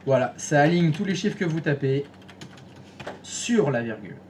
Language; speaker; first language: French; native; French